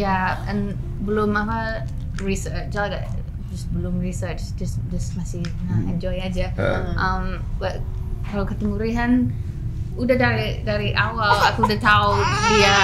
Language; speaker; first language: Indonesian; non-native, learner; English